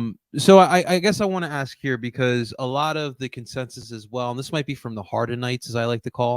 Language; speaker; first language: English; native; English